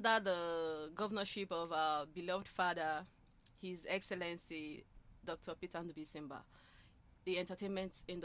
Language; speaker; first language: English; non-native, local second language; Igbo